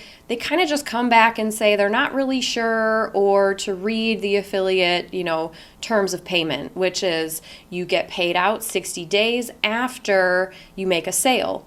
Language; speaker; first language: English; native; English